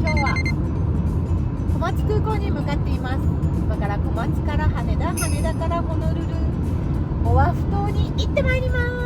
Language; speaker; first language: Japanese; native; Japanese